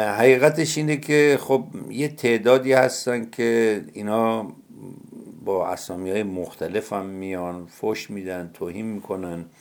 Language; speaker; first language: Persian; native; Persian